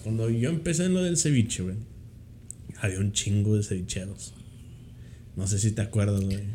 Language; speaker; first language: Spanish; early bilingual, heritage; Spanish